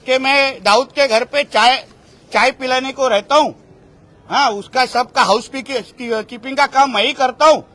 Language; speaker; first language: Hindi; non-native, local second language; Marathi